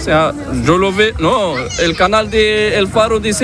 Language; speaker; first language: Spanish; non-native, learner; Arabic